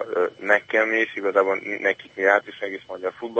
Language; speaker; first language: Hungarian; non-native, fluent; Serbian